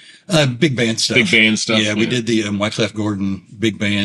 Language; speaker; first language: English; native; English